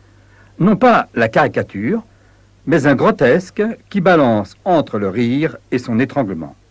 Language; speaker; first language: French; native; French